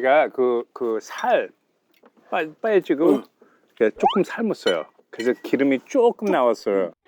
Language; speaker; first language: Korean; early bilingual, heritage; English